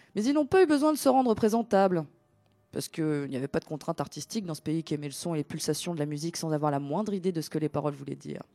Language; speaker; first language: French; non-native, fluent; Greek